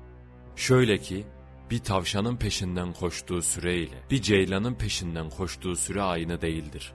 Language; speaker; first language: Turkish; native; Turkish